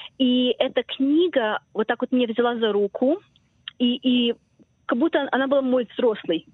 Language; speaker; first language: Russian; early bilingual, heritage; Russian